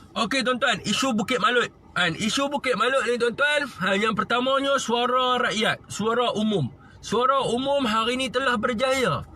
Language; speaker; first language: Malay; native; Malay